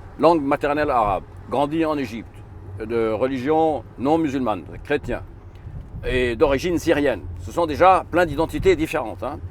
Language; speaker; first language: French; non-native, fluent; Arabic